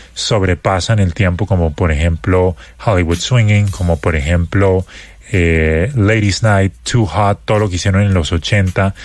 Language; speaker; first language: Spanish; native; Spanish